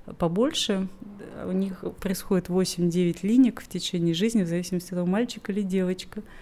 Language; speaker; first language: Russian; native; Russian